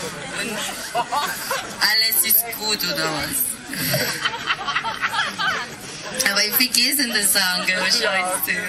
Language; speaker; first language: German; non-native, learner; Spanish